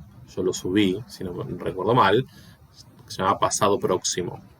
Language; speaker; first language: Spanish; native; Spanish